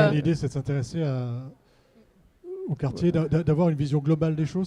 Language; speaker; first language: French; native; French